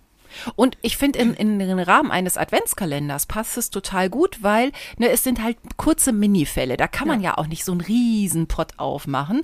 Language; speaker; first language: German; native; German